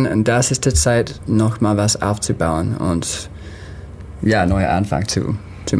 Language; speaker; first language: German; non-native, learner; English